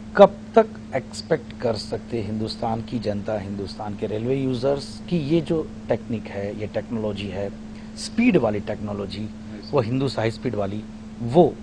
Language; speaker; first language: Hindi; non-native, local second language; Gujarati